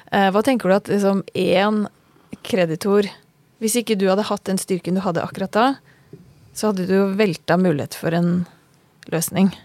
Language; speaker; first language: Norwegian; native; Norwegian